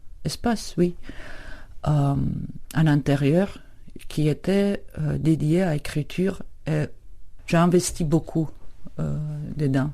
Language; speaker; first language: French; non-native, fluent; Czech